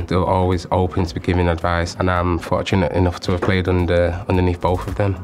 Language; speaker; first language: English; native; English